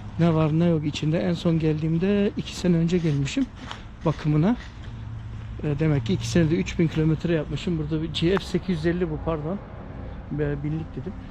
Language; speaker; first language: Turkish; early bilingual, heritage; Turkish